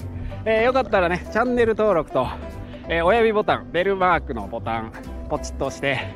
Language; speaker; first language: Japanese; native; Japanese